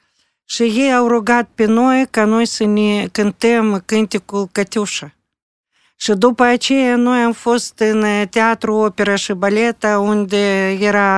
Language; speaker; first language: Romanian; non-native, local second language; Russian